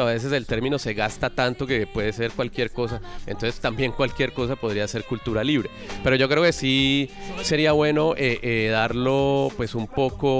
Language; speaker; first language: Spanish; native; Spanish